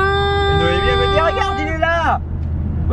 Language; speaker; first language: French; native; French